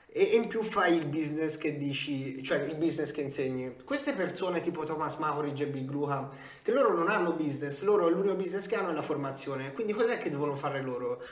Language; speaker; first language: Italian; native; Italian